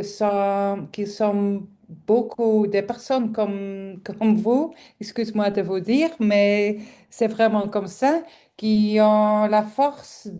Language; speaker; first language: French; non-native, local second language; Dutch